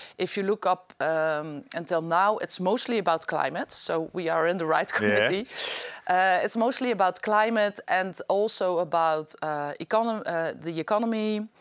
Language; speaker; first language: English; non-native, fluent; Dutch